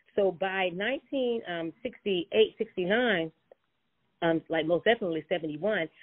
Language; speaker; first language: English; native; English